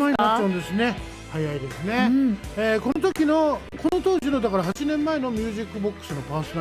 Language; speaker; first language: Japanese; native; Japanese